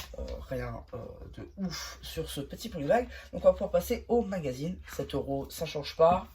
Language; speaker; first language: French; native; French